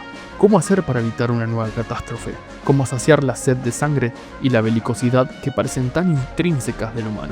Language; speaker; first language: Spanish; native; Spanish